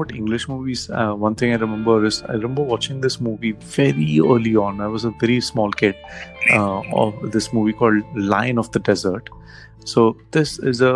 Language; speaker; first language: English; non-native, local second language; Tamil